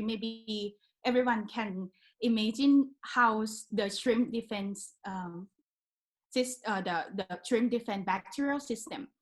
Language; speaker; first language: English; non-native, learner; Thai